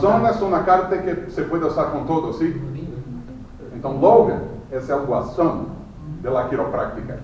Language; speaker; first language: Spanish; non-native, fluent; Portuguese